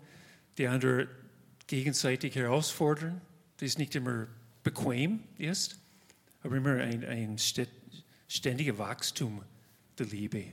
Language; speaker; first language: German; non-native, fluent; English